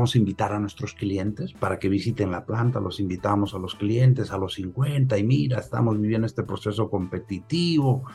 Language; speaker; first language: Spanish; native; Spanish